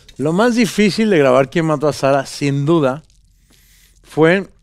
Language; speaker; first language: Spanish; native; Spanish